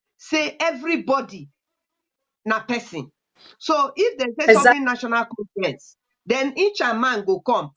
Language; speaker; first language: Nigerian Pidgin; non-native, local second language; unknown